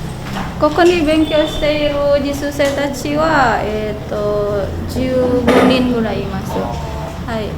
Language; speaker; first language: Japanese; non-native, learner; Indonesian